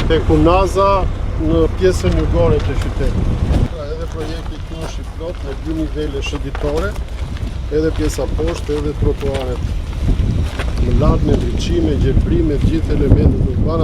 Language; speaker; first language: Albanian; native; Albanian